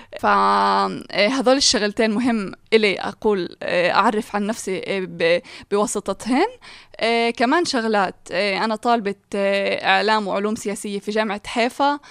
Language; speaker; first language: Arabic; native; Arabic